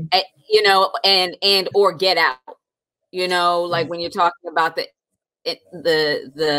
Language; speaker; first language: English; native; English